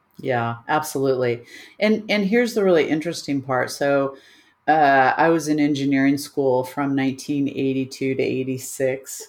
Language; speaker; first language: English; native; English